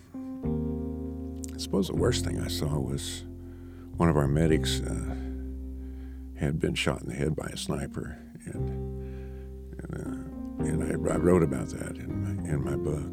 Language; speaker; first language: English; native; English